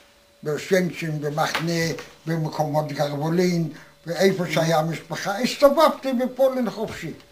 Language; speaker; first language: Hebrew; non-native, fluent; Polish